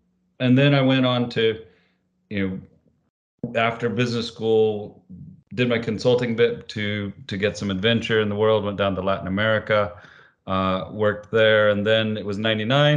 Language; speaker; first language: English; native; English